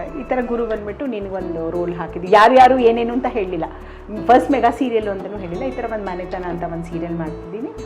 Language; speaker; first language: Kannada; non-native, local second language; Konkani